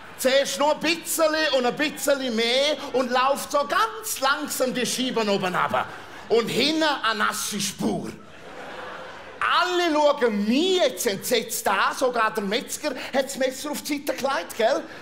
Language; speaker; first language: German; native; German